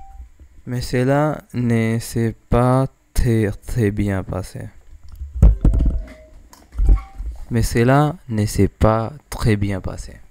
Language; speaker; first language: French; non-native, learner; English